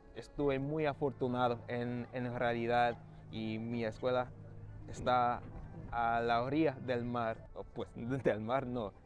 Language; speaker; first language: Spanish; non-native, fluent; English